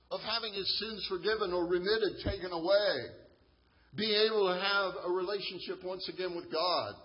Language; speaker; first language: English; native; English